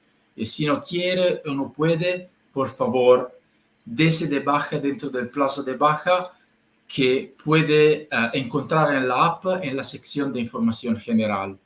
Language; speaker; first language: Spanish; non-native, learner; Italian